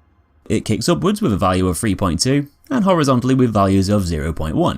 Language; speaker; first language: English; native; English